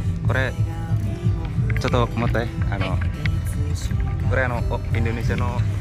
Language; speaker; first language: Japanese; non-native, fluent; Indonesian